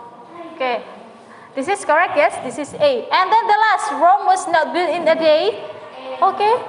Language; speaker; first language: English; non-native, learner; Indonesian